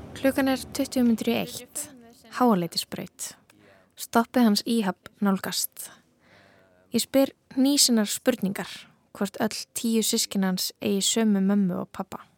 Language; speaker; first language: Icelandic; native; Icelandic